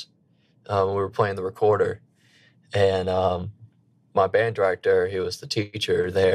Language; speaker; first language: English; native; English